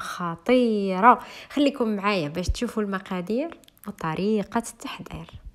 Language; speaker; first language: French; non-native, local second language; Arabic